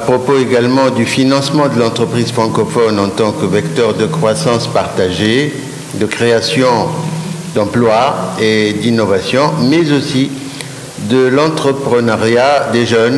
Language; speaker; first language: French; non-native, local second language; Arabic